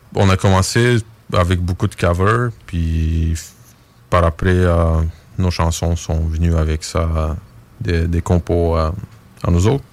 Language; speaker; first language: French; non-native, fluent; Bulgarian